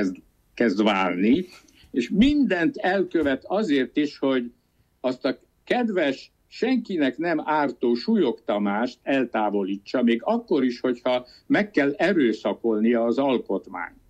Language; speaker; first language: Hungarian; native; Hungarian